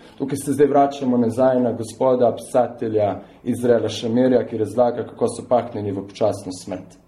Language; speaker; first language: Slovenian; native; Slovenian